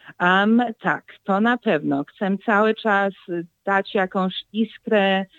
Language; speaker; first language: Polish; early bilingual, heritage; Polish